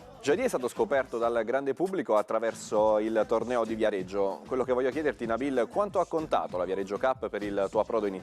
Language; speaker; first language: Italian; native; Italian